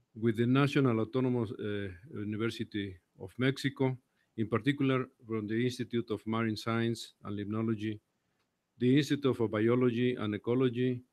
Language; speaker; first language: English; non-native, fluent; Spanish